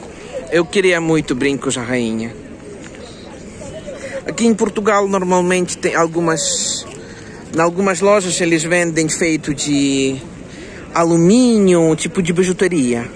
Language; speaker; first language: Portuguese; non-native, fluent; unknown